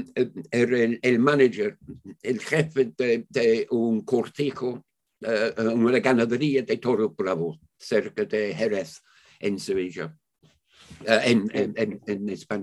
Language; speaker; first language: Spanish; non-native, fluent; English